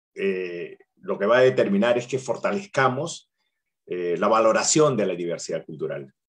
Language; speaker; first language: Spanish; native; Spanish